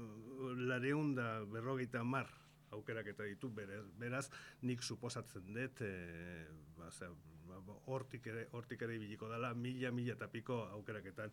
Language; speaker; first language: Basque; non-native, local second language; Spanish